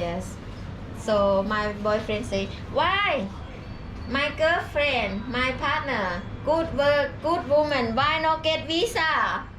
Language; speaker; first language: English; non-native, learner; Thai